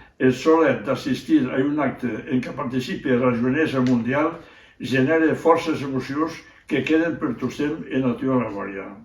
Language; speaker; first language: Catalan; non-native, local second language; Occitan